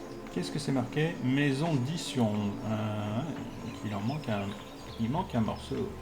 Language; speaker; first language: French; native; French